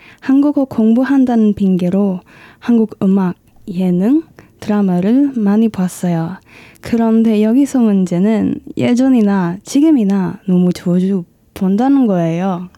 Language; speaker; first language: Korean; non-native, fluent; Indonesian